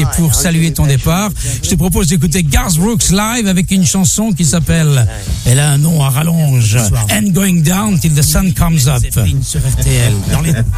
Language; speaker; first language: French; native; French